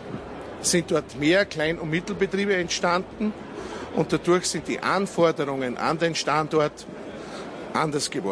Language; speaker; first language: German; native; German